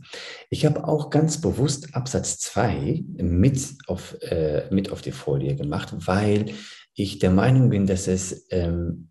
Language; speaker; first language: German; early bilingual, other home language; Turkish